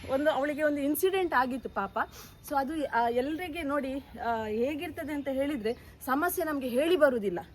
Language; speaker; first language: Kannada; non-native, local second language; Tulu